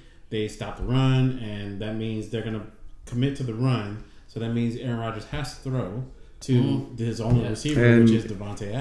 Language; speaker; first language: English; native; English